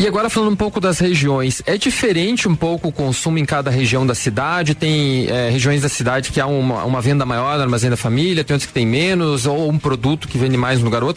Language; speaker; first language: Portuguese; native; Portuguese